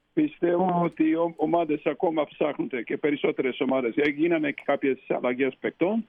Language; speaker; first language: Greek; non-native, fluent; Slovenian